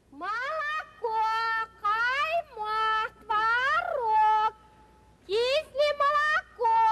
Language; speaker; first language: Russian; non-native, local second language; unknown